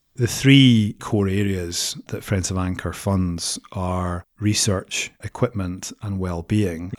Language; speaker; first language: English; native; English